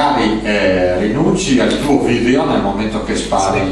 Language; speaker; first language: Italian; native; Italian